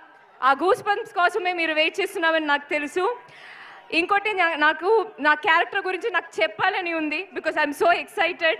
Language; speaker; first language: Telugu; non-native, fluent; Malayalam